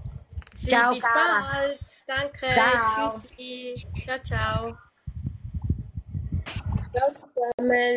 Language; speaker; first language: German; native; German